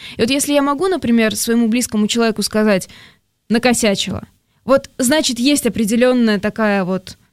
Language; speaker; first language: Russian; native; Russian